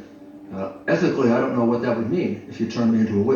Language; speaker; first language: English; native; English